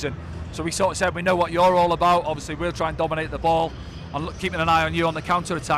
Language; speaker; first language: English; native; English